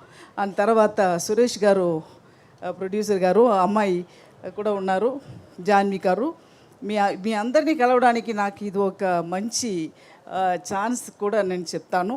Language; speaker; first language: Telugu; non-native, fluent; Tamil